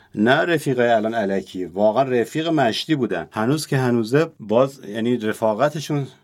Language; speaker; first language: Persian; native; Persian